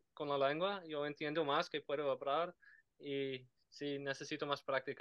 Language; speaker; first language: Spanish; non-native, learner; English